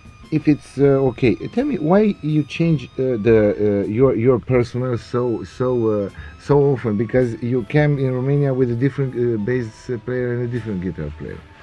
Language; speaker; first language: English; non-native, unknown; Romanian